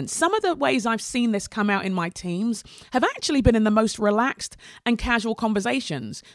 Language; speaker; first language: English; native; English